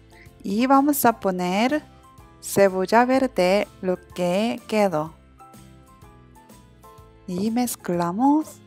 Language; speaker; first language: Spanish; non-native, learner; Korean